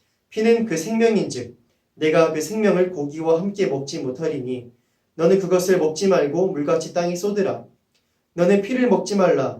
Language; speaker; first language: Korean; native; Korean